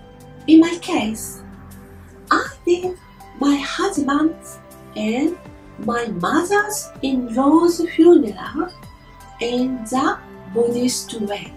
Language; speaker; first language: English; non-native, learner; Japanese